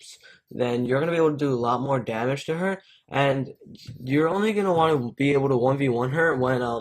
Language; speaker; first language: English; native; English